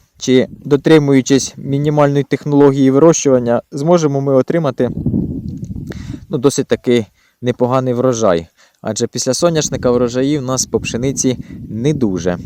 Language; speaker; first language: Ukrainian; native; Ukrainian